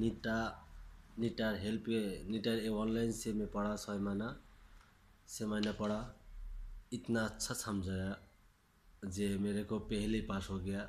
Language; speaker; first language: Hindi; non-native, learner; Bangla